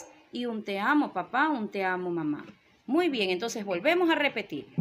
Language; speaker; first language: Spanish; native; Spanish